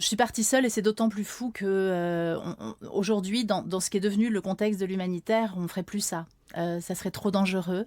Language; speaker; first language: French; native; French